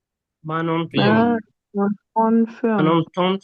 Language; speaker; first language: Indonesian; non-native, learner; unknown